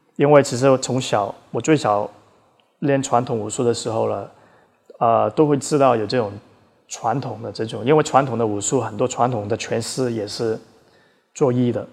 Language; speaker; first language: Chinese; early bilingual, heritage; Chinese